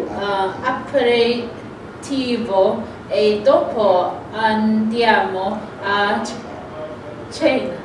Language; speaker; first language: Italian; non-native, learner; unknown